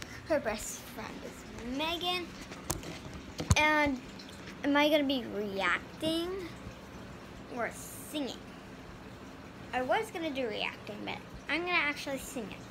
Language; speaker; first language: English; native; English